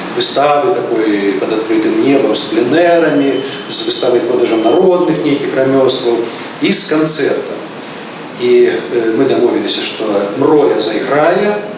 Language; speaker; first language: Belarusian; native; Belarusian